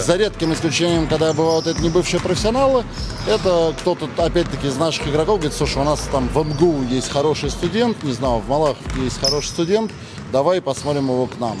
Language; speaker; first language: Russian; native; Russian